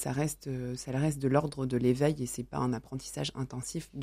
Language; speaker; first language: French; native; French